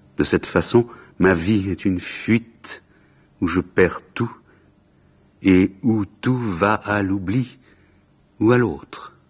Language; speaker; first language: French; native; French